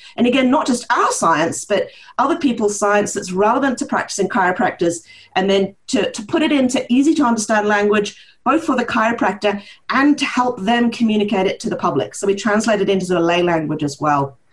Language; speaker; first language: English; early bilingual, heritage; Norwegian